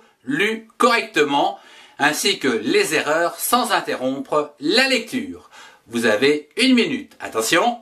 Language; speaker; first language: French; native; French